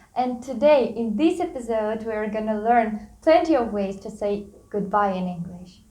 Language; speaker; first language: English; non-native, fluent; Kazakh